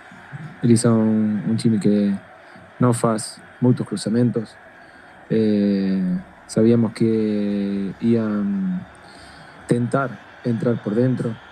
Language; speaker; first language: Portuguese; non-native, fluent; Spanish